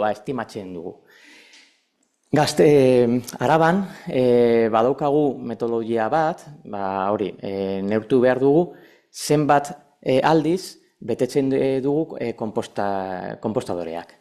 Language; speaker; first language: Basque; non-native, local second language; Spanish